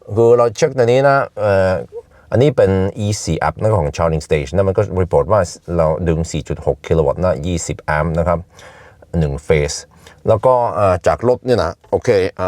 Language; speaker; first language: Thai; non-native, fluent; Norwegian